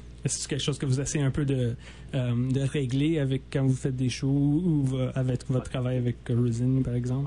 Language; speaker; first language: French; native; French